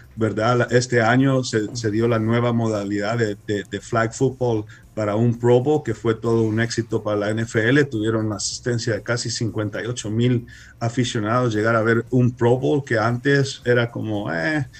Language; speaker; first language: Spanish; early bilingual, heritage; Spanish